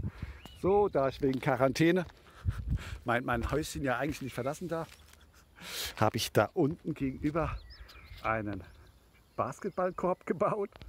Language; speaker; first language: German; native; German